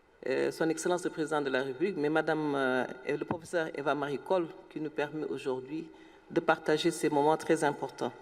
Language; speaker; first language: French; non-native, local second language; Wolof